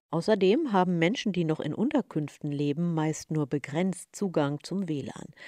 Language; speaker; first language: German; native; German